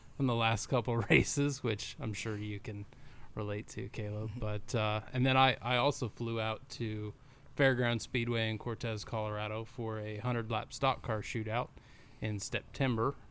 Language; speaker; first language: English; native; English